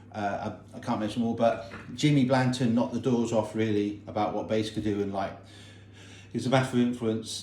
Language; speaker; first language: English; native; English